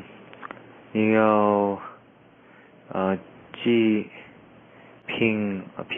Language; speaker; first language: Chinese; non-native, learner; English